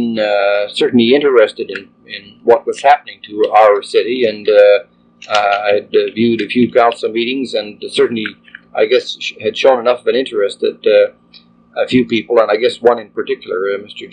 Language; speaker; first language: English; native; English